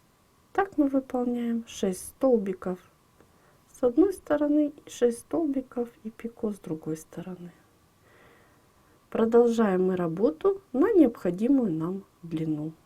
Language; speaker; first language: Russian; native; Russian